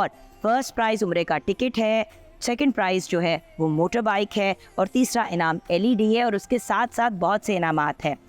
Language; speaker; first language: Urdu; native; Urdu